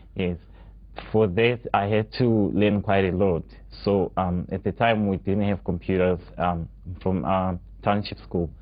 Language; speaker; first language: English; non-native, local second language; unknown